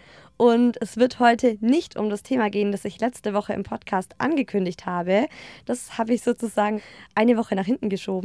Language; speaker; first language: German; native; German